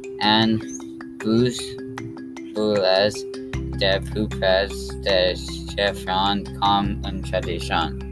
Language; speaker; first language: French; non-native, learner; English